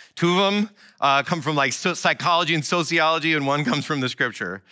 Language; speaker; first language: English; native; English